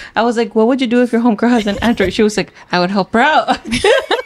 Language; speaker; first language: English; native; English